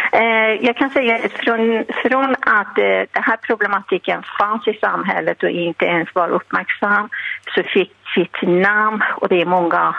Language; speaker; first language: Swedish; non-native, fluent; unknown